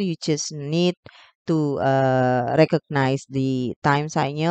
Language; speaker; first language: English; non-native, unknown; Indonesian